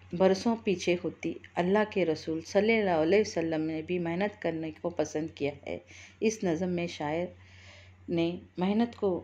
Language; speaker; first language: Urdu; native; Urdu